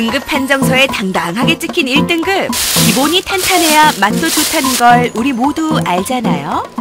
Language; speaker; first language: Korean; native; Korean